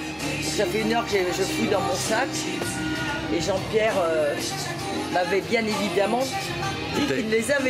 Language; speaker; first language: French; native; French